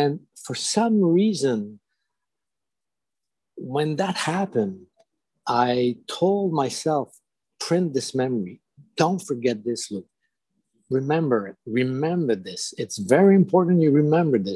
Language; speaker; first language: English; non-native, fluent; French